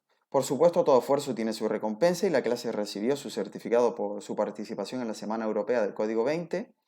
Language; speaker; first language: Spanish; native; Spanish